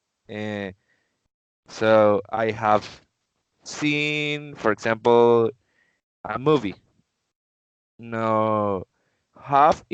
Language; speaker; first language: English; non-native, learner; Spanish